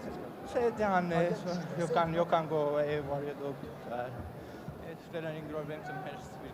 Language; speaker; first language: Swedish; non-native, learner; Chechen